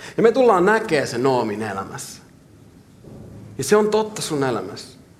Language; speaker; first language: Finnish; native; Finnish